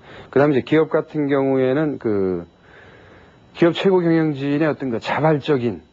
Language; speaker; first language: Korean; native; Korean